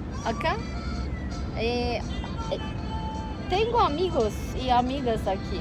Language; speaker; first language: Spanish; non-native, learner; Turkish